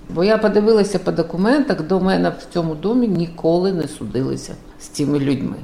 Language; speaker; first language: Ukrainian; non-native, local second language; Russian